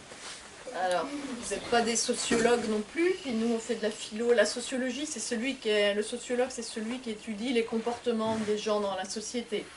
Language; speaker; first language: French; native; French